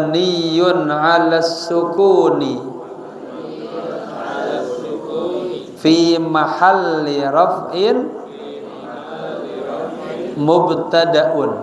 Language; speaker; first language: Arabic; non-native, fluent; Indonesian